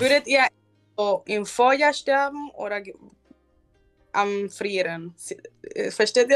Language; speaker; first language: German; non-native, learner; Spanish